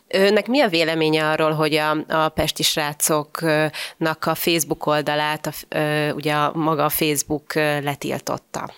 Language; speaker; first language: Hungarian; native; Hungarian